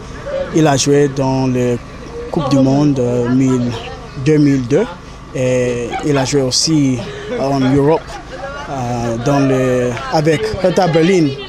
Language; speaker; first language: French; non-native, learner; English